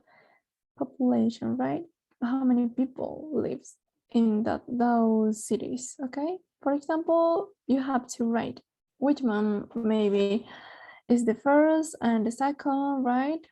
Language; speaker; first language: English; non-native, fluent; Spanish